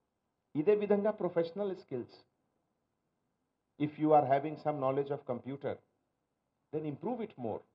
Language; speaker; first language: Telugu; non-native, local second language; Hindi